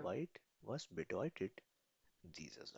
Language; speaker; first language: German; non-native, fluent; Urdu